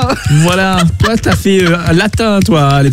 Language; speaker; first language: French; native; French